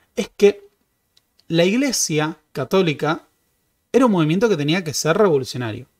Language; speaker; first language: Spanish; native; Spanish